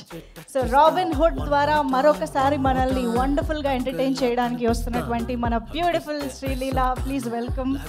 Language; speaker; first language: Telugu; native; Telugu